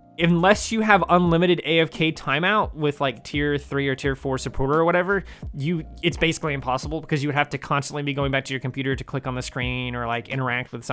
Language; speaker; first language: English; native; English